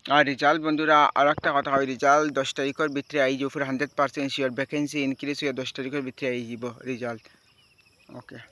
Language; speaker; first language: Bangla; native; Bangla